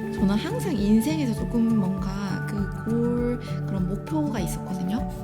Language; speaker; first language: Korean; native; Korean